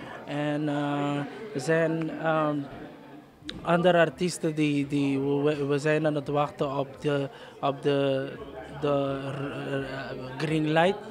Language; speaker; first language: Dutch; non-native, local second language; Papiamento